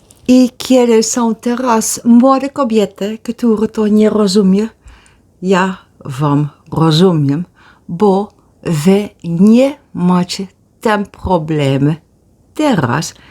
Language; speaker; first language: Polish; early bilingual, heritage; Polish